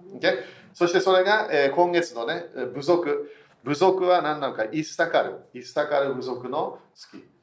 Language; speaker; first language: Japanese; non-native, fluent; English